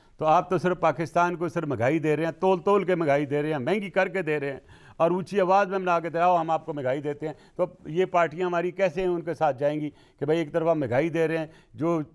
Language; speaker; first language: Urdu; non-native, local second language; Punjabi